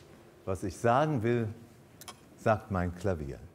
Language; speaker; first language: German; native; German